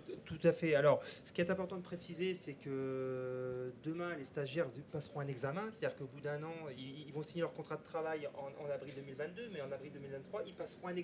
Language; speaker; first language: French; native; French